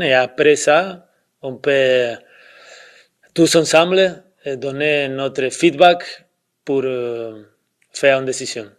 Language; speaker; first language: French; non-native, fluent; Spanish